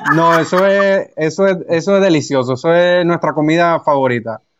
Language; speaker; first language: Spanish; native; Spanish